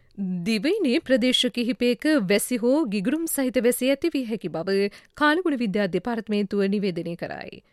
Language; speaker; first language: Sinhala; native; Sinhala